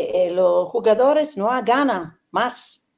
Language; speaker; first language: Spanish; non-native, learner; Italian